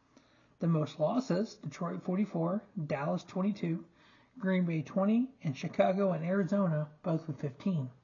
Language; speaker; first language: English; native; English